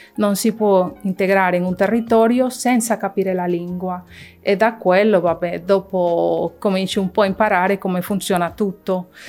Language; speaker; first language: Italian; non-native, fluent; Spanish